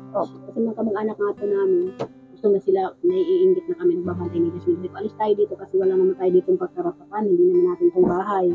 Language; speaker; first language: Filipino; native; Filipino